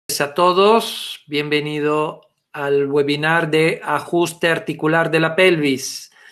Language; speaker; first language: Spanish; non-native, fluent; Italian